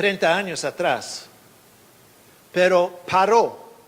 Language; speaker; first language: Spanish; non-native, fluent; English